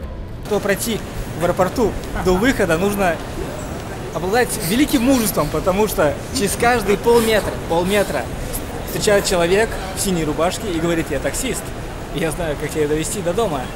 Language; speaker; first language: Russian; native; Russian